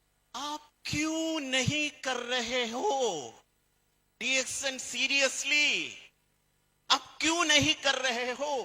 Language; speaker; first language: Hindi; non-native, fluent; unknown